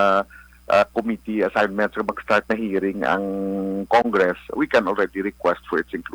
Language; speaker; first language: English; non-native, local second language; Hiligaynon